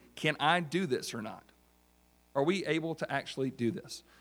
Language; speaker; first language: English; native; English